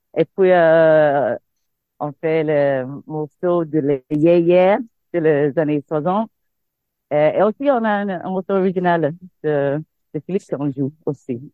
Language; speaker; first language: French; non-native, fluent; English